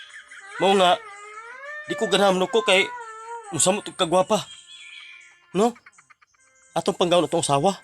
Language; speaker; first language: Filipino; non-native, local second language; Cebuano